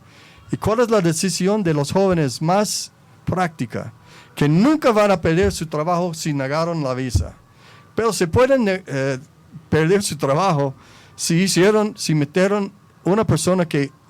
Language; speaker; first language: Spanish; non-native, fluent; English